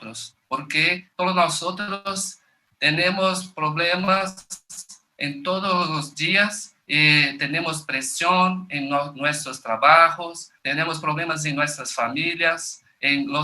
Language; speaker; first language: Spanish; non-native, fluent; Portuguese